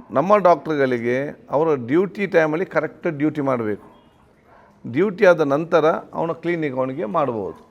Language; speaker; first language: Kannada; non-native, local second language; Malayalam